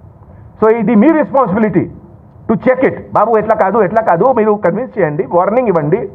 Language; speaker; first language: Telugu; non-native, local second language; Hindi